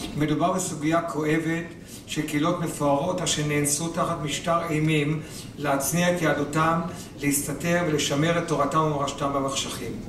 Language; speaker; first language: Hebrew; native; Hebrew